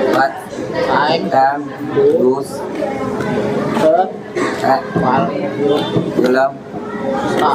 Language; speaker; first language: English; non-native, learner; Indonesian